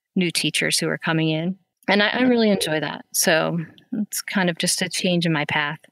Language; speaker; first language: English; native; English